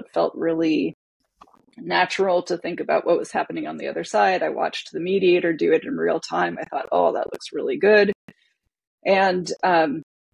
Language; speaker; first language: English; native; English